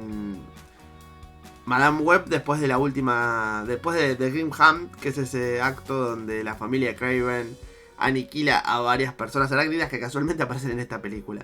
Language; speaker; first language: Spanish; native; Spanish